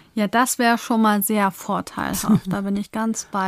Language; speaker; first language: German; native; German